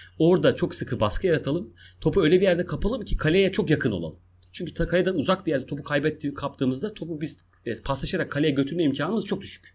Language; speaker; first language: Turkish; non-native, local second language; Kurdish